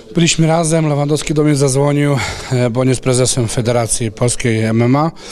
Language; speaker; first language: Polish; non-native, fluent; Serbian